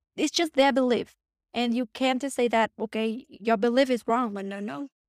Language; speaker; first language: English; non-native, fluent; Vietnamese